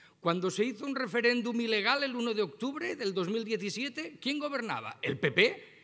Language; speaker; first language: Spanish; non-native, local second language; Catalan